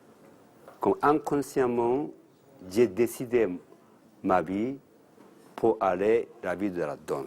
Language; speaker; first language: French; non-native, learner; Japanese